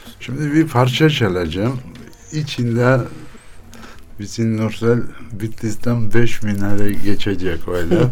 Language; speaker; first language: Turkish; non-native, learner; Armenian